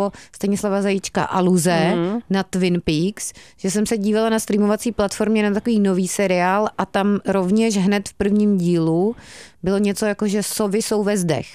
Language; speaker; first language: Czech; native; Czech